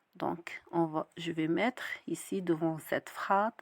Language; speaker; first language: French; non-native, local second language; Arabic